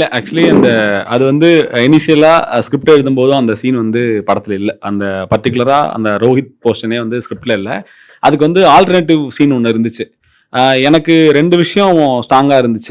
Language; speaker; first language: Tamil; native; Tamil